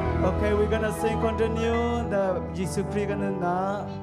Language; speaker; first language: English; non-native, learner; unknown